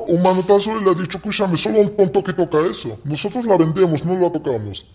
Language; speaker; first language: Spanish; non-native, fluent; Arabic